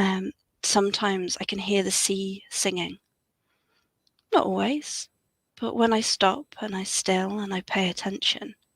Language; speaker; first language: English; native; English